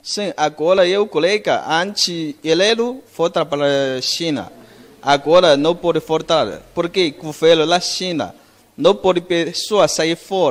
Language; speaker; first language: Portuguese; non-native, learner; Chinese